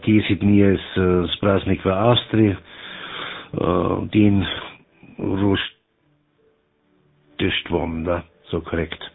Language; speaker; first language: Russian; non-native, learner; German